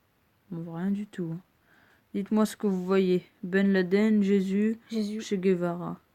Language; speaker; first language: French; native; French